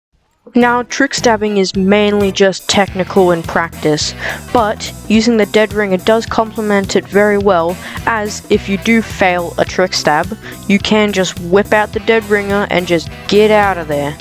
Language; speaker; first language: English; native; English